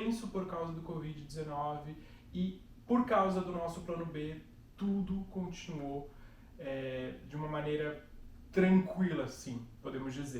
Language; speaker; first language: Portuguese; native; Portuguese